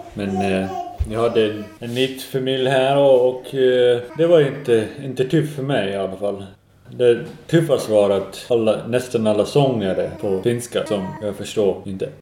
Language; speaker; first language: Swedish; non-native, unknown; English